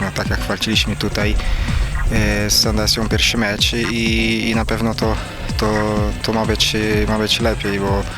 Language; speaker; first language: Polish; non-native, learner; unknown